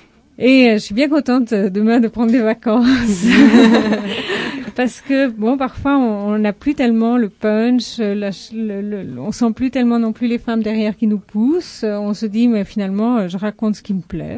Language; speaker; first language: French; native; French